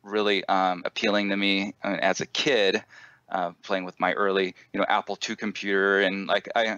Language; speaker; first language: English; native; English